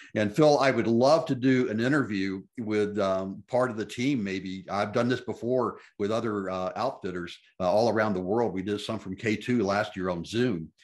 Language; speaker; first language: English; native; English